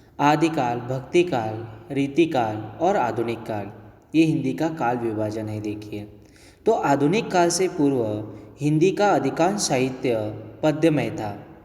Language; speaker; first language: Hindi; native; Hindi